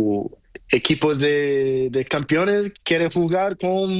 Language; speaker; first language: Spanish; non-native, learner; Portuguese